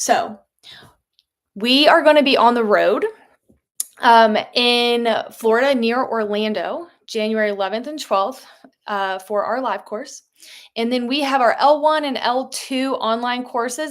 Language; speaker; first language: English; native; English